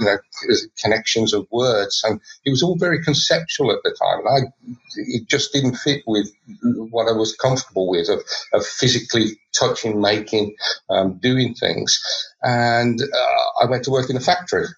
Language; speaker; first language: English; native; English